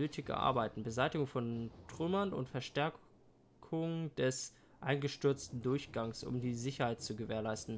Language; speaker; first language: German; native; German